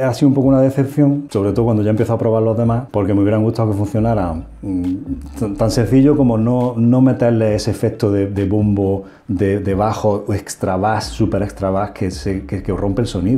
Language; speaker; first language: Spanish; native; Spanish